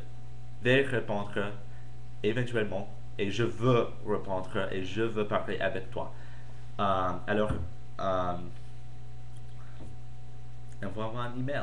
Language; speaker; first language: French; non-native, fluent; English